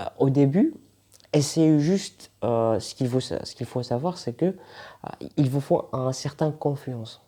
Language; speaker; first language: French; non-native, local second language; Arabic